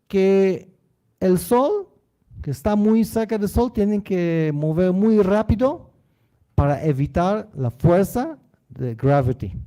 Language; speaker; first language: Spanish; non-native, learner; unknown